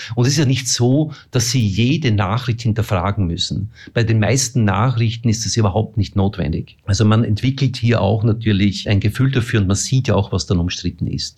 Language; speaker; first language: German; native; German